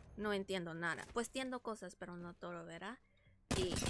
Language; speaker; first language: Spanish; early bilingual, heritage; Spanish